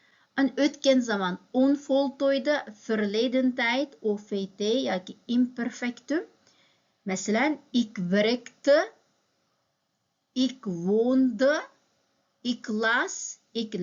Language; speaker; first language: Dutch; non-native, fluent; Uyghur